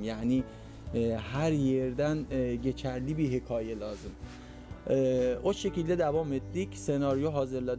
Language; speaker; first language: Turkish; non-native, fluent; Persian